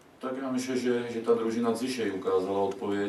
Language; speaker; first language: Polish; non-native, learner; Czech